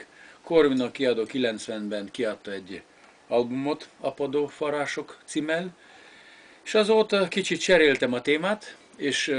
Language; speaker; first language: Hungarian; non-native, fluent; Lithuanian